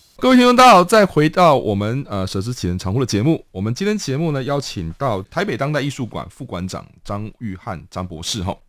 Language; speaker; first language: Chinese; native; Chinese